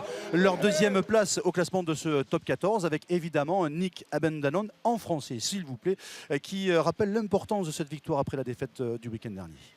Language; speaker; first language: French; native; French